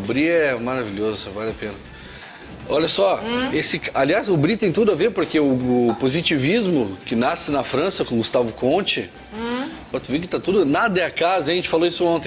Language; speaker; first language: Portuguese; native; Portuguese